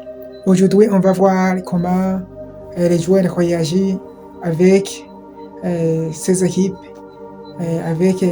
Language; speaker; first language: French; non-native, local second language; Kinyarwanda